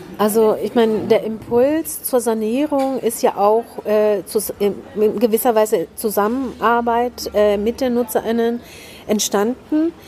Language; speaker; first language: German; early bilingual, heritage; German